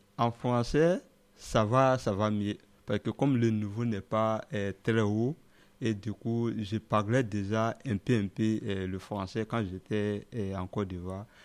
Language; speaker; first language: French; non-native, local second language; Dyula